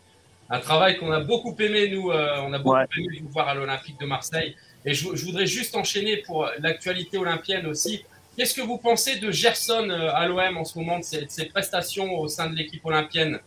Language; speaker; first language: French; native; French